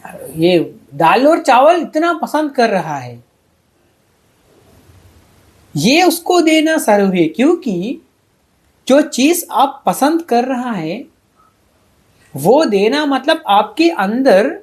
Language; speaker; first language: Hindi; non-native, fluent; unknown